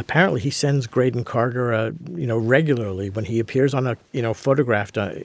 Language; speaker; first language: English; native; English